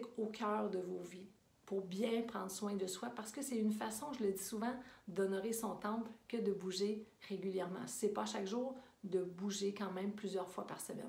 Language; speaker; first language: French; native; French